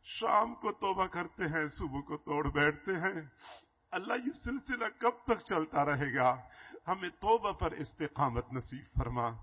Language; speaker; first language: Urdu; non-native, local second language; Punjabi